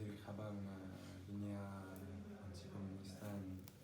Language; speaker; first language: Spanish; non-native, learner; French